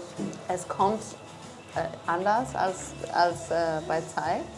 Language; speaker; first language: German; non-native, fluent; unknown